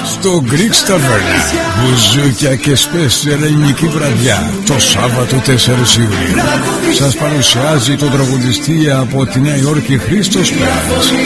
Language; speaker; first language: Greek; early bilingual, heritage; Greek